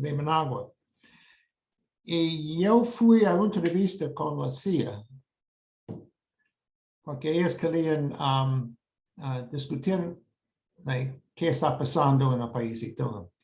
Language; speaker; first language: Spanish; non-native, fluent; English